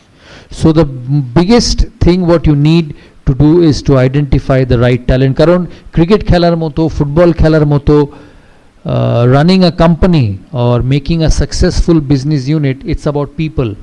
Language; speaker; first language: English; non-native, local second language; Bangla